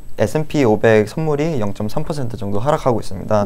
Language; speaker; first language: Korean; native; Korean